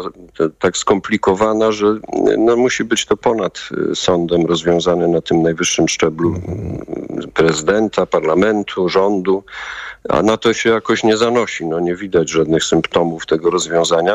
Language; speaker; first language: Polish; native; Polish